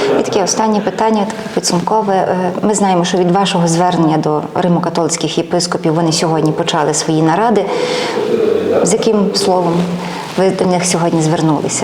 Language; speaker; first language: Ukrainian; native; Ukrainian